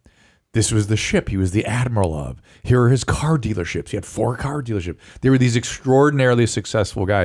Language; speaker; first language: English; native; English